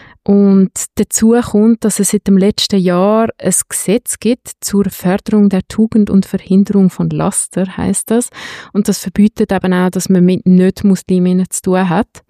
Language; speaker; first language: German; native; German